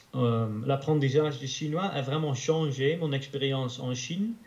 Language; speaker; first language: French; non-native, learner; Dutch